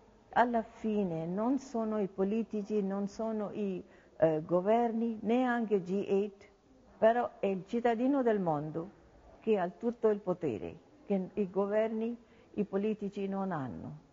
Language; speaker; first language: Italian; non-native, learner; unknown